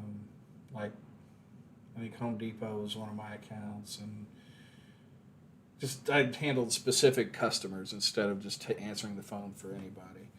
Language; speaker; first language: English; native; English